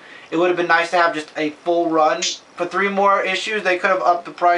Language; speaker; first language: English; native; English